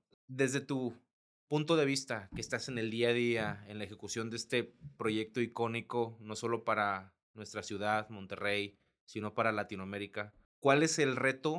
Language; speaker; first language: Spanish; native; Spanish